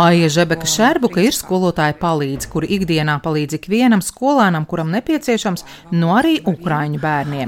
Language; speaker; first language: Latvian; native; Latvian